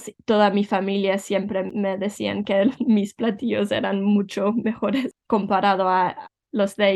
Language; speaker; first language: Spanish; early bilingual, heritage; Spanish